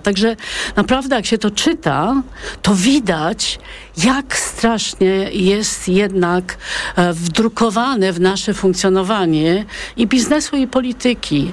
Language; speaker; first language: Polish; native; Polish